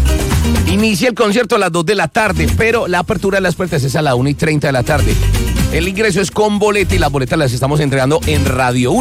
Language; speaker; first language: Spanish; native; Spanish